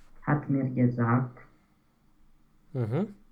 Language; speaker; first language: German; non-native, learner; Romanian